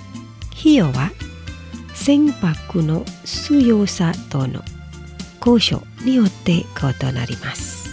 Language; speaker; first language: Japanese; non-native, fluent; Indonesian